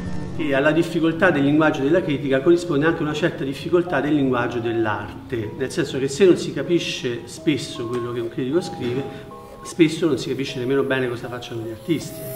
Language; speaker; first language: Italian; native; Italian